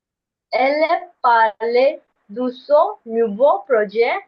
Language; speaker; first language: French; non-native, learner; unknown